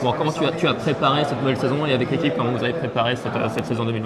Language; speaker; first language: French; native; French